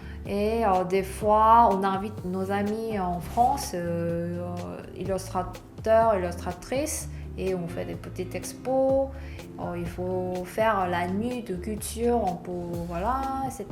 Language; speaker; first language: French; non-native, learner; Korean